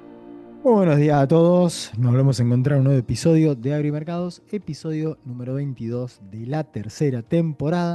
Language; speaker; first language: Spanish; native; Spanish